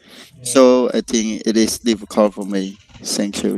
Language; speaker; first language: English; non-native, learner; Khmer